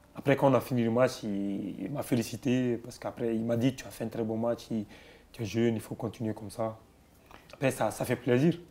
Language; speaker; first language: French; non-native, local second language; Bambara